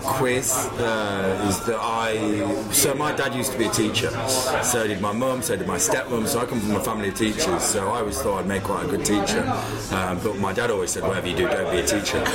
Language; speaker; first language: English; native; English